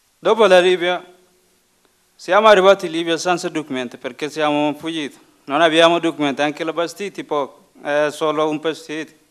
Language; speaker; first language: Italian; non-native, learner; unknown